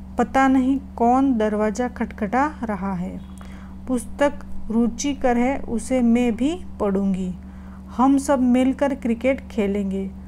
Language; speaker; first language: Hindi; non-native, local second language; Gujarati